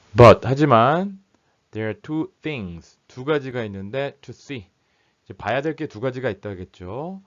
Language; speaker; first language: Korean; native; Korean